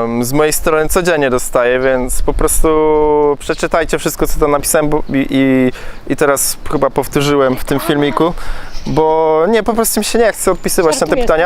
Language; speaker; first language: Polish; native; Polish